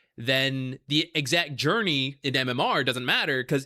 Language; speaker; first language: English; native; English